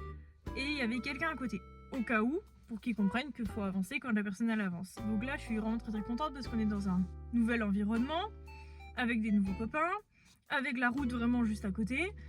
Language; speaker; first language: French; native; French